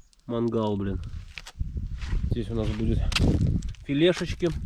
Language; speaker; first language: Russian; native; Russian